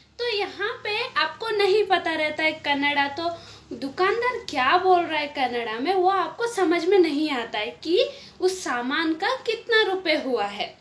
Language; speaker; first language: Hindi; native; Hindi